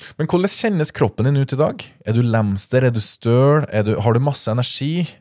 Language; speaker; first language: Norwegian; native; Norwegian